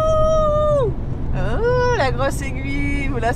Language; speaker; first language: French; native; French